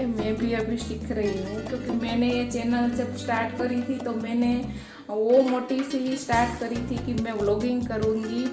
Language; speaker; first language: Hindi; non-native, local second language; Gujarati